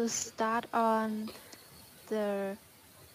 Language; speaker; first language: English; non-native, learner; Vietnamese